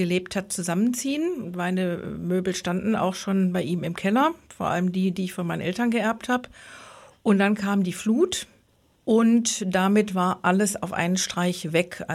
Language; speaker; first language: German; native; German